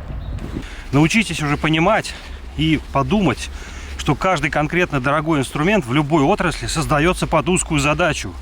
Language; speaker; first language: Russian; native; Russian